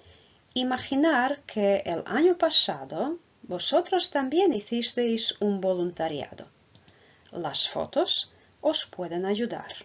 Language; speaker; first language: Spanish; non-native, fluent; Croatian